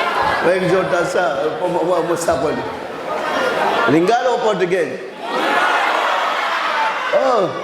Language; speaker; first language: Portuguese; non-native, learner; Lingala